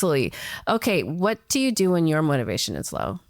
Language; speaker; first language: English; native; English